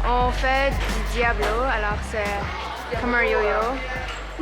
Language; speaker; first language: French; non-native, local second language; English